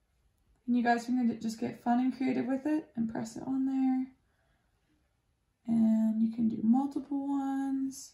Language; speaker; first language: English; native; English